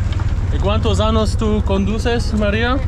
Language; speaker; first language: Spanish; non-native, learner; German